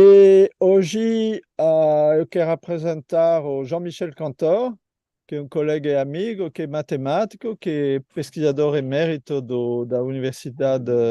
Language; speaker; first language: Portuguese; non-native, learner; French